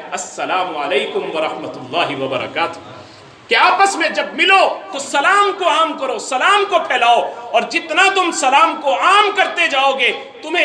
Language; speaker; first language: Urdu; non-native, local second language; Punjabi